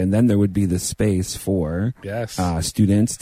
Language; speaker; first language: English; native; English